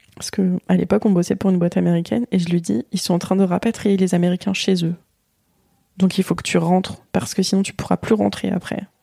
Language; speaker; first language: French; native; French